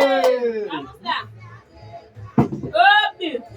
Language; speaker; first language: Portuguese; non-native, learner; Haitian Creole